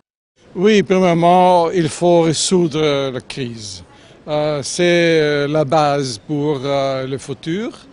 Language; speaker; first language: French; non-native, fluent; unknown